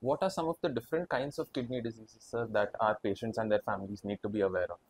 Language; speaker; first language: English; non-native, local second language; Kannada